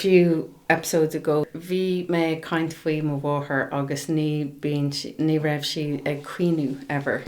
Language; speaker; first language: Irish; non-native, learner; English